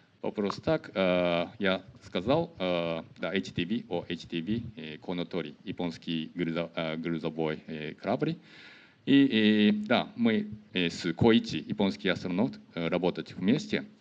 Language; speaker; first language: Russian; non-native, learner; Japanese